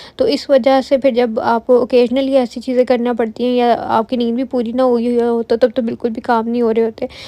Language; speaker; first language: Urdu; native; Urdu